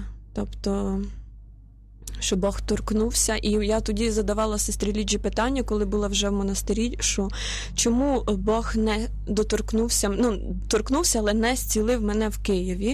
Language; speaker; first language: Ukrainian; native; Ukrainian